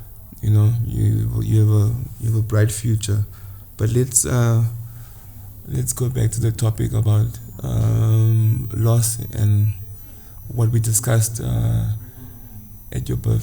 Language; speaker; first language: English; non-native, local second language; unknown